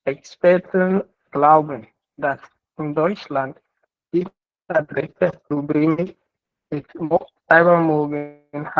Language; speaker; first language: German; non-native, learner; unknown